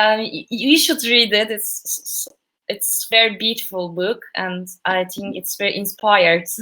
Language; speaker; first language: English; non-native, learner; Turkish